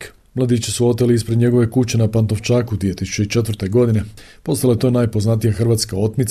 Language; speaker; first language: Croatian; native; Croatian